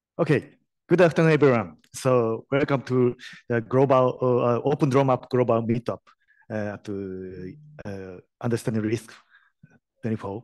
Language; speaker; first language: English; non-native, learner; Japanese